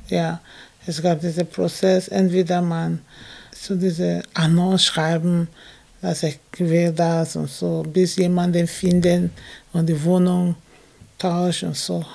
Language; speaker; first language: German; non-native, fluent; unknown